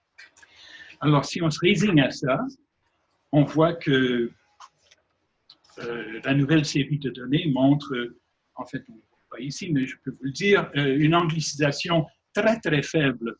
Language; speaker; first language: French; native; French